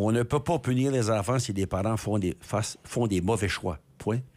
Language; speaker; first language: French; native; French